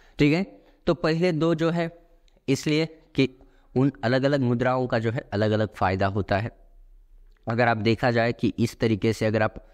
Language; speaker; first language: Hindi; non-native, local second language; Marathi